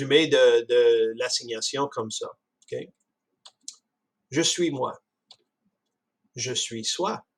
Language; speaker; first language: French; non-native, fluent; English